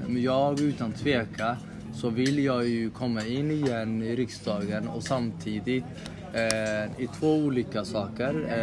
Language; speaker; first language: Swedish; early bilingual, other home language; Somali